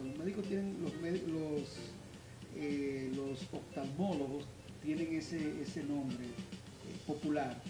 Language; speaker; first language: Spanish; native; Spanish